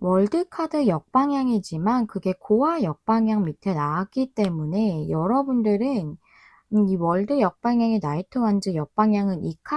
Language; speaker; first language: Korean; native; Korean